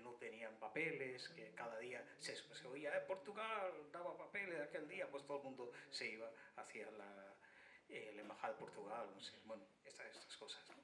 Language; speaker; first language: Spanish; non-native, fluent; Bangla